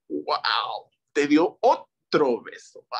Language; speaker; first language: Spanish; early bilingual, other home language; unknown